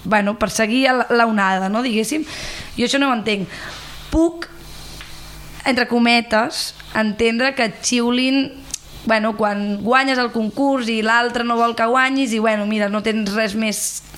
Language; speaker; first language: Catalan; native; Catalan